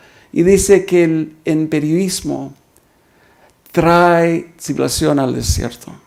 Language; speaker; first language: Spanish; early bilingual, heritage; Spanish